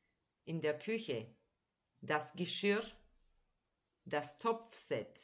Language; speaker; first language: German; native; German